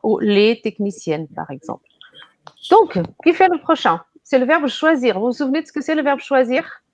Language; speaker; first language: French; non-native, fluent; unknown